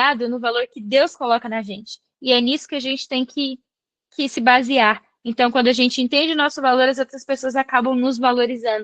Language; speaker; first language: Portuguese; native; Portuguese